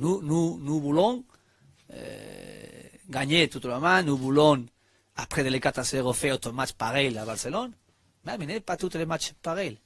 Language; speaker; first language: French; non-native, learner; Spanish